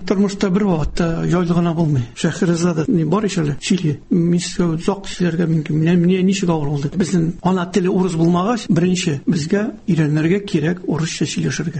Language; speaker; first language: Tatar; native; Tatar